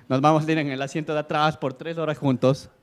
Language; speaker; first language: Spanish; native; Spanish